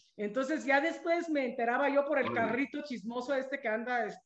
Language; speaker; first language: Spanish; non-native, local second language; Zapotec